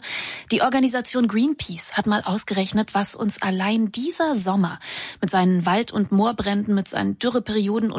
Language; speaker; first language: German; native; German